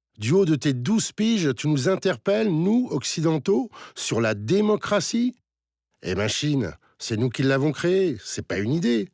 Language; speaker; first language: French; native; French